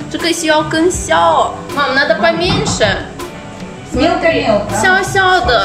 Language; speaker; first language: Chinese; non-native, fluent; Russian